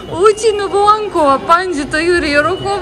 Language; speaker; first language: Japanese; non-native, fluent; Romanian